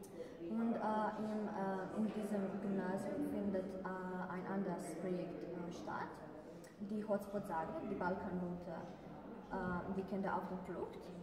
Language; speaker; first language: German; non-native, fluent; Croatian